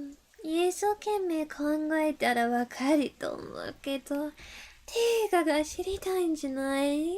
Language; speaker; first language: Japanese; non-native, learner; English